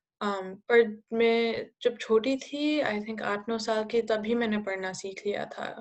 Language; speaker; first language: Hindi; early bilingual, heritage; Hindi